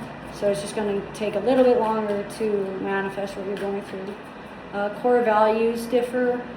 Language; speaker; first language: English; native; English